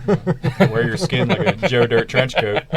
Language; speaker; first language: English; native; English